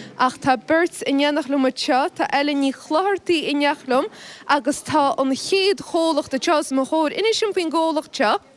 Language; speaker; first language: Irish; native; Irish